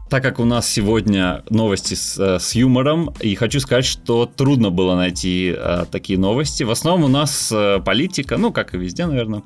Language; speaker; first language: Russian; native; Russian